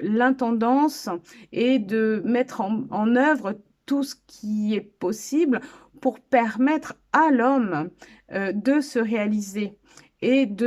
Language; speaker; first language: French; native; French